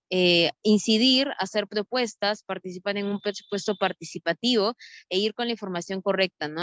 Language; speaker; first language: Spanish; native; Spanish